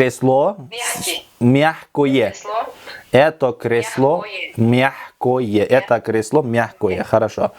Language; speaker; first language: Russian; non-native, local second language; Kyrgyz